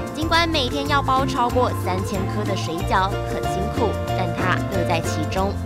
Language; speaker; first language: Chinese; native; Chinese